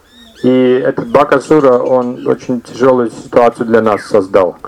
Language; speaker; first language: Russian; native; Russian